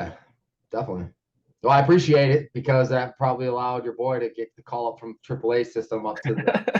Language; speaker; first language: English; native; English